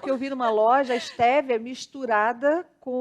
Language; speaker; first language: Portuguese; native; Portuguese